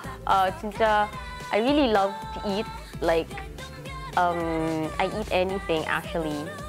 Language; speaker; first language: English; non-native, local second language; Filipino